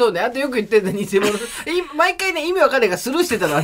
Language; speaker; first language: Japanese; native; Japanese